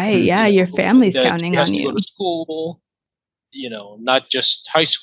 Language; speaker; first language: English; non-native, local second language; Filipino